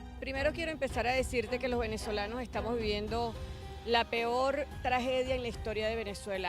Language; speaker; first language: Spanish; native; Spanish